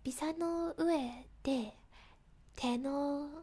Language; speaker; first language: Japanese; non-native, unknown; English